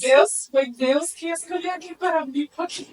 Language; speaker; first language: Portuguese; non-native, learner; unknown